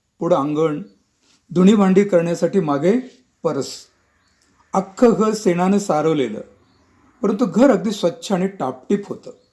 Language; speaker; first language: Marathi; non-native, local second language; Kannada